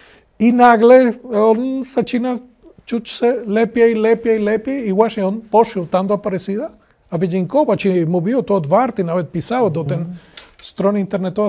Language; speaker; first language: Polish; non-native, learner; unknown